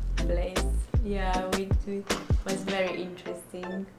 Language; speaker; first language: English; non-native, learner; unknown